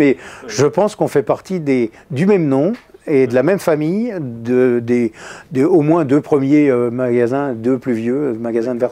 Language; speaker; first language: French; native; French